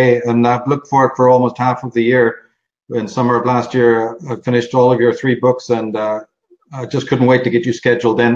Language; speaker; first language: English; native; English